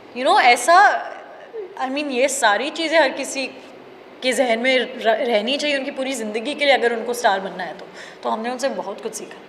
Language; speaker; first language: Hindi; native; Hindi